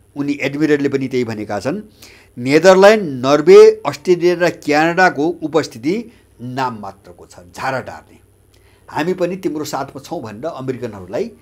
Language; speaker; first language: Nepali; native; Nepali